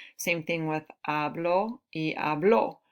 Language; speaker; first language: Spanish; non-native, fluent; English